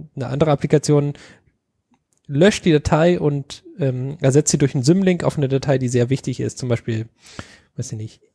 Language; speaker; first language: German; native; German